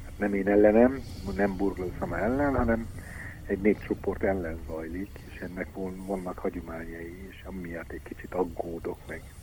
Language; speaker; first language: Hungarian; non-native, fluent; Arabic